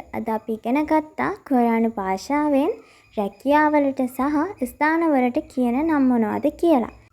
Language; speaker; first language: Sinhala; native; Sinhala